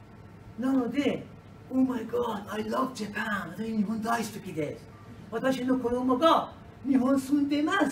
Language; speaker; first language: Japanese; non-native, learner; Persian